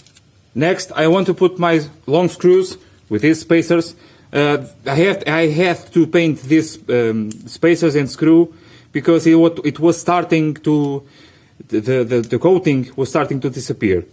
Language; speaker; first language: English; non-native, fluent; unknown